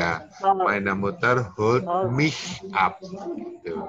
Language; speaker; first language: German; non-native, fluent; Indonesian